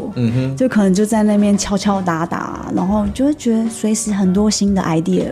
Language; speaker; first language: Chinese; native; Chinese